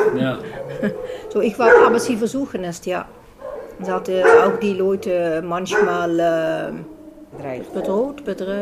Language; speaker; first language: German; non-native, learner; Dutch